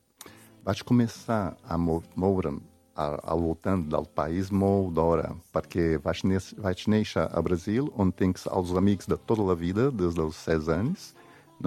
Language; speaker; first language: Catalan; non-native, fluent; Portuguese